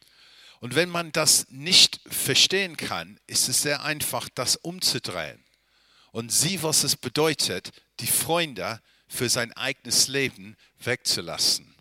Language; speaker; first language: German; non-native, fluent; English